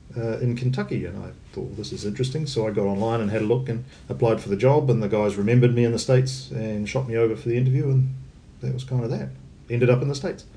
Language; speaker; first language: English; native; English